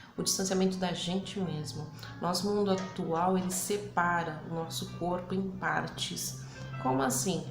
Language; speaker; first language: Portuguese; early bilingual, other home language; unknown